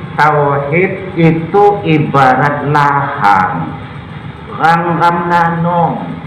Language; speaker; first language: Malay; non-native, local second language; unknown